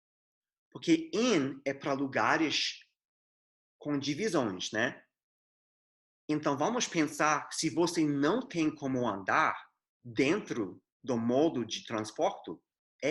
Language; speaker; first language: Portuguese; non-native, fluent; English